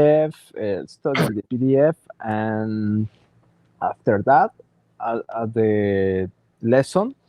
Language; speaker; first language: English; non-native, learner; Spanish